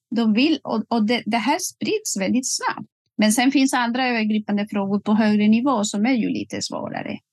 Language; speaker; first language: Swedish; non-native, fluent; Spanish